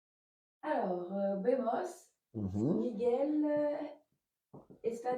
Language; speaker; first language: Spanish; non-native, learner; French